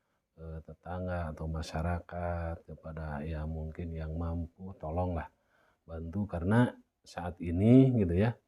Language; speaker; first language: Indonesian; non-native, local second language; Sundanese